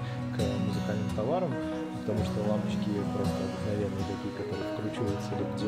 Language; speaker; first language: Russian; native; Russian